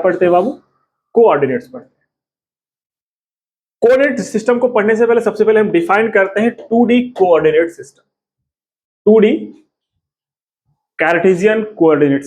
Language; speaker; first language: Hindi; native; Hindi